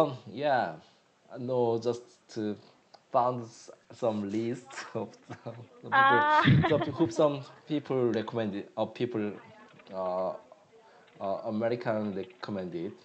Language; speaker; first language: English; non-native, learner; Korean